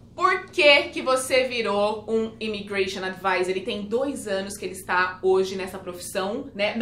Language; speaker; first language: Portuguese; native; Portuguese